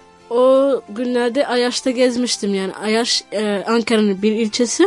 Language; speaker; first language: Turkish; non-native, fluent; Somali